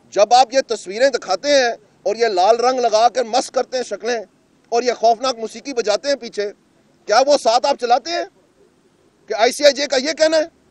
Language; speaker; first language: Urdu; non-native, local second language; Punjabi